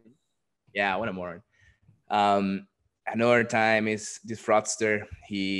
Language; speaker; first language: English; non-native, fluent; Spanish